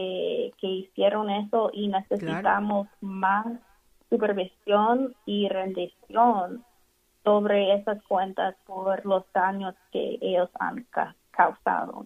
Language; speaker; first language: Spanish; non-native, fluent; English